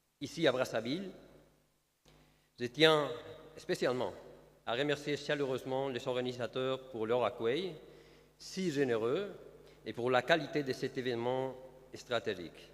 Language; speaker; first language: French; non-native, fluent; Spanish